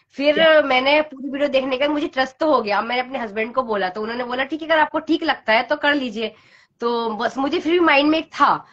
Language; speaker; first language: Hindi; native; Hindi